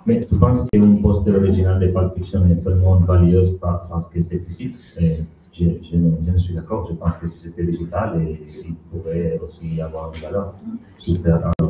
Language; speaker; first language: French; non-native, learner; Spanish